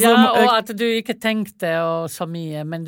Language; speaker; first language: Norwegian; non-native, fluent; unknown